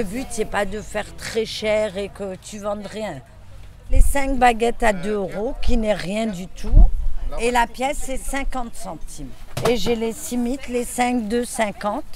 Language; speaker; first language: French; early bilingual, other home language; Turkish